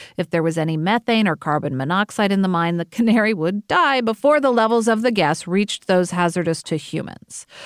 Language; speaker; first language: English; native; English